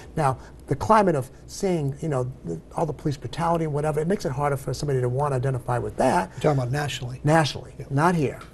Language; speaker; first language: English; native; English